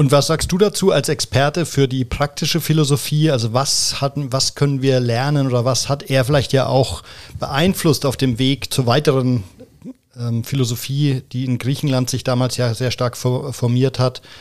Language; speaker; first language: German; native; German